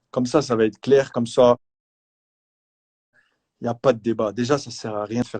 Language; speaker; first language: French; native; French